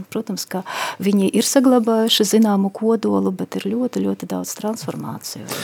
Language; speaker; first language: Latvian; non-native, local second language; Russian